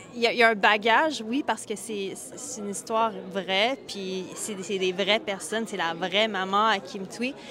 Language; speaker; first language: French; early bilingual, other home language; Vietnamese